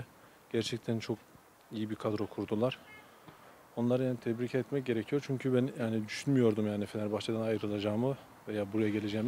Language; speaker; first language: Turkish; early bilingual, other home language; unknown